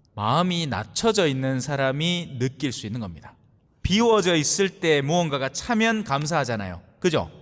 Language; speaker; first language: Korean; native; Korean